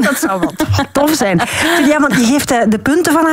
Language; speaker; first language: Dutch; native; Dutch